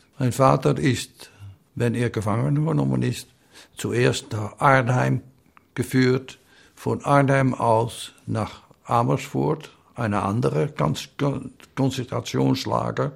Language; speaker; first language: German; non-native, learner; Dutch